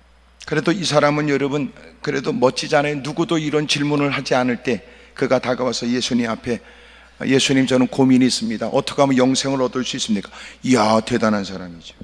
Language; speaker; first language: Korean; native; Korean